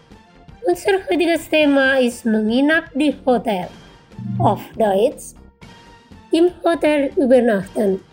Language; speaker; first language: German; non-native, fluent; Indonesian